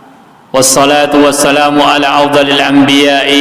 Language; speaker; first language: Arabic; non-native, fluent; Indonesian